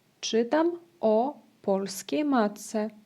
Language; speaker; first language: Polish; non-native, fluent; Ukrainian